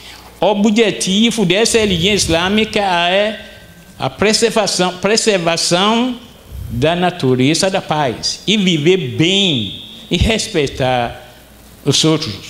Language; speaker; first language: Portuguese; non-native, fluent; Arabic